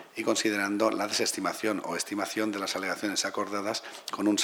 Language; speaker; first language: Spanish; non-native, local second language; Catalan